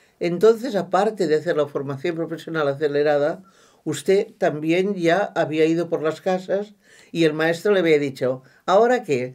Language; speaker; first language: Spanish; non-native, local second language; Catalan